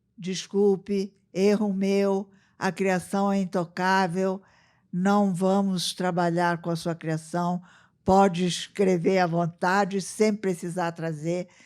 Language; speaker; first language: Portuguese; early bilingual, other home language; Italian